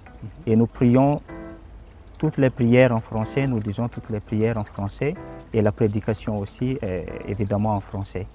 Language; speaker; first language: French; non-native, local second language; Malagasy